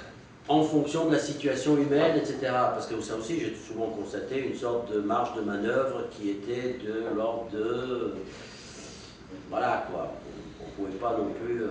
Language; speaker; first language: French; native; French